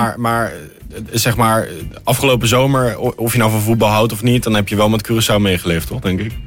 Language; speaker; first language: Dutch; native; Dutch